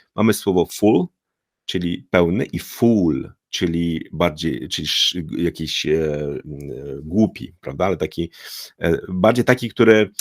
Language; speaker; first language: Polish; native; Polish